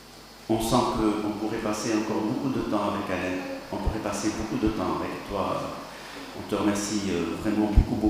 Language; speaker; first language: French; native; French